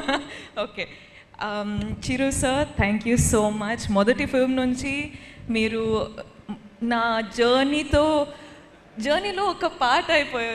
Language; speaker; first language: Telugu; non-native, fluent; Kodava